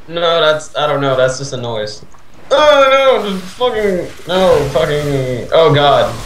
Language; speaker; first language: English; native; English